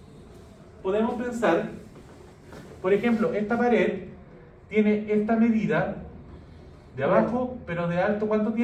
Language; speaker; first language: Spanish; native; Spanish